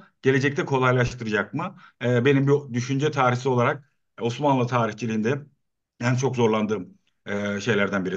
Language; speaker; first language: Turkish; native; Turkish